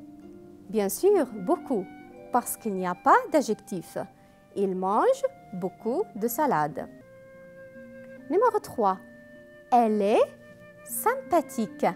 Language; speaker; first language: French; non-native, fluent; Arabic